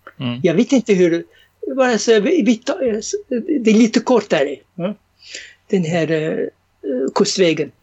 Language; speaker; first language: Swedish; non-native, fluent; Arabic